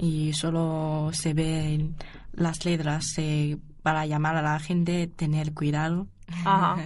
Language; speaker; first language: Spanish; non-native, learner; Chinese